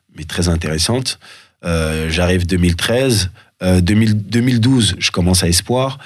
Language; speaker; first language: French; early bilingual, other home language; Soninke